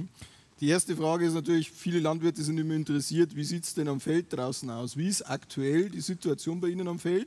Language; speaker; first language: German; native; German